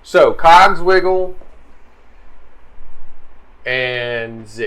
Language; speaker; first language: English; native; English